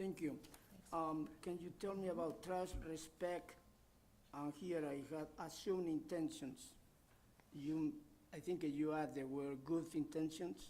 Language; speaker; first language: English; non-native, fluent; Spanish